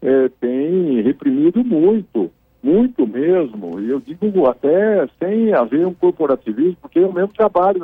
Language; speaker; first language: Portuguese; native; Portuguese